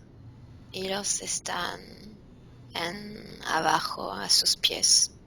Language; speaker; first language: Spanish; non-native, fluent; French